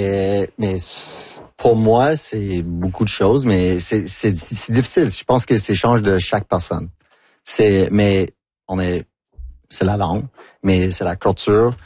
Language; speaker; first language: French; non-native, local second language; English